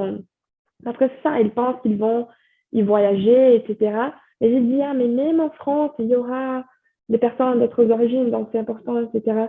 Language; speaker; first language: French; non-native, fluent; Portuguese